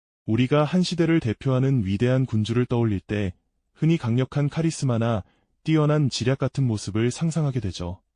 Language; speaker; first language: Korean; native; Korean